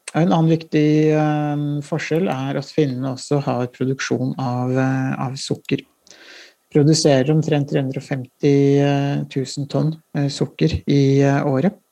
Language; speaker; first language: Norwegian; native; Norwegian